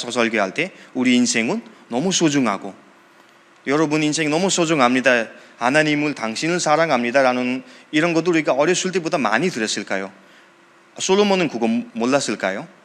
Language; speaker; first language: Korean; non-native, fluent; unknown